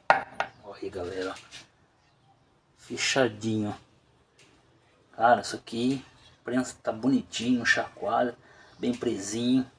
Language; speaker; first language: Portuguese; native; Portuguese